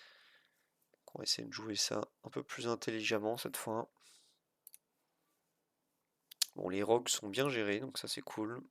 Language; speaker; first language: French; native; French